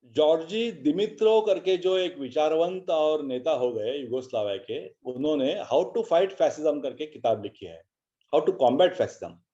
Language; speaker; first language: Hindi; non-native, local second language; Marathi